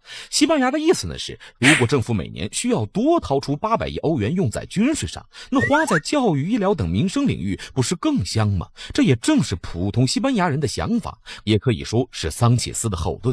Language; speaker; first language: Chinese; native; Chinese